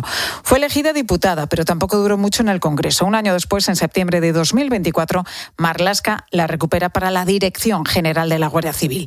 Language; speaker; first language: Spanish; native; Spanish